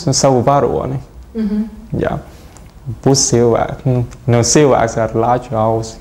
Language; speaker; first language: Latvian; non-native, learner; Vietnamese